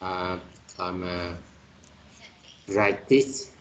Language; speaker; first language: English; non-native, learner; Vietnamese